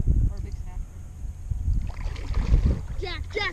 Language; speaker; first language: English; native; English